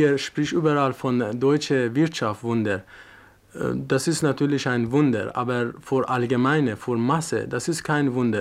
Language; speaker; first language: German; non-native, fluent; Persian